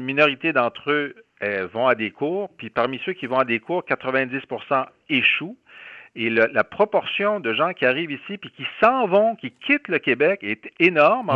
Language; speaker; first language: French; native; French